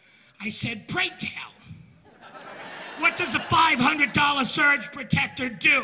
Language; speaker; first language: English; native; English